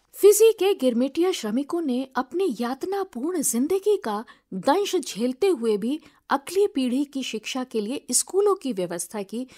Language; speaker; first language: Hindi; native; Hindi